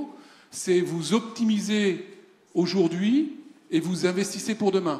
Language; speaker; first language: French; native; French